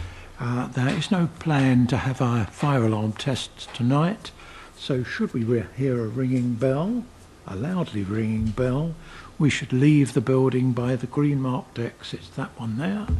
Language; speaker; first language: English; native; English